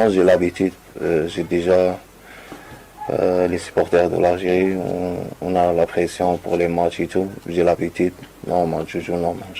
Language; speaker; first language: French; non-native, learner; Arabic